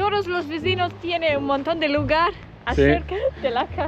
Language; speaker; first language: Spanish; non-native, learner; English